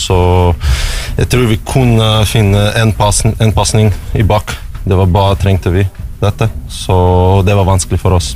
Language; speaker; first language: Norwegian; non-native, learner; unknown